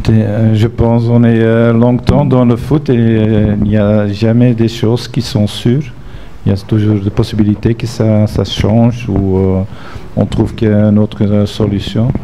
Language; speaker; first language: French; non-native, fluent; Dutch